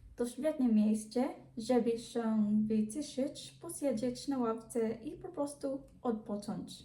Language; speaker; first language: Polish; non-native, learner; Filipino